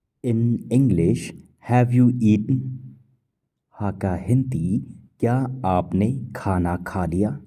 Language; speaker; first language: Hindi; non-native, local second language; Khasi